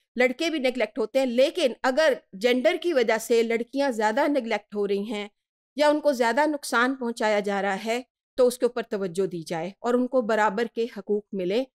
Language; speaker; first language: Urdu; native; Urdu